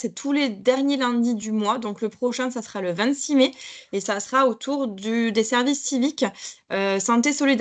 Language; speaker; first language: French; native; French